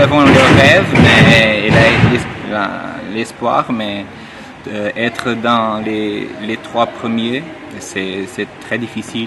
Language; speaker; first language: French; non-native, fluent; Portuguese